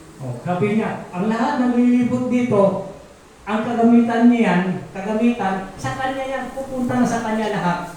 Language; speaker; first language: Filipino; non-native, local second language; Cebuano